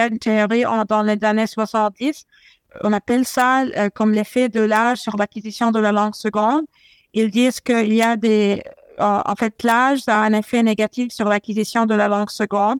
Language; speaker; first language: French; non-native, fluent; Arabic